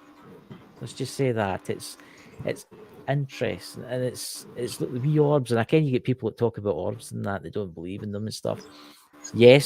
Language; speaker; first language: English; native; English